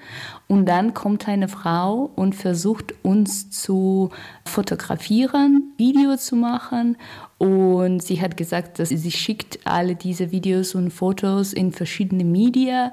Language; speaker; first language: German; non-native, learner; Russian